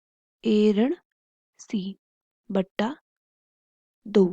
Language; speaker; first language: Hindi; native; Hindi